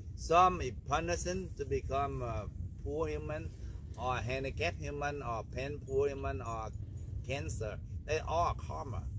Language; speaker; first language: English; non-native, learner; Vietnamese